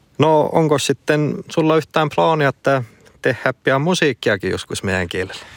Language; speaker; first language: Finnish; native; Finnish